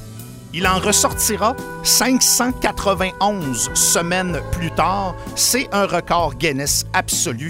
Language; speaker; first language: French; native; French